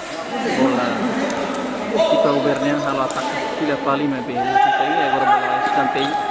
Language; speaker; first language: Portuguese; non-native, local second language; Tetum